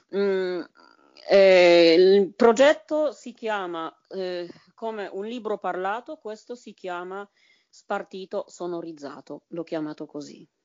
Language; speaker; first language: Italian; non-native, fluent; Polish